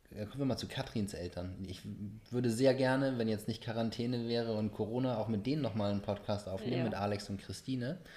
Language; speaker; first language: German; native; German